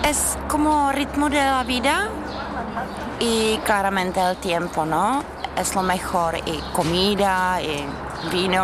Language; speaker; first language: Spanish; non-native, fluent; Czech